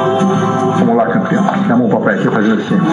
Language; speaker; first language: Portuguese; native; Portuguese